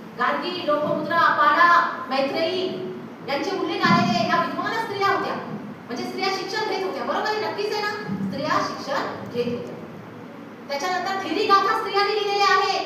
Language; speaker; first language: Marathi; non-native, local second language; Urdu